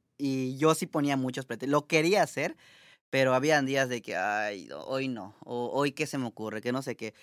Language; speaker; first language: Spanish; native; Spanish